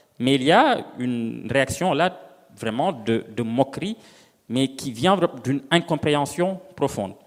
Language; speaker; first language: French; non-native, local second language; Serer